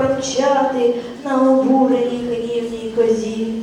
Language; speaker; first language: Ukrainian; native; Ukrainian